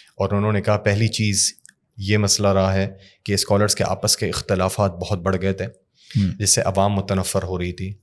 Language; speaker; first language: Urdu; native; Urdu